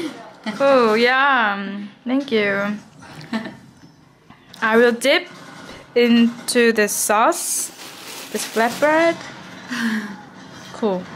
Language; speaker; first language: English; non-native, learner; Korean